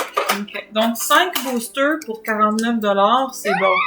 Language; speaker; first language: French; native; French